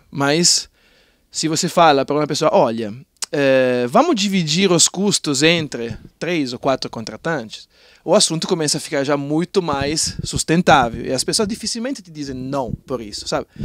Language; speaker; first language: Portuguese; non-native, fluent; Italian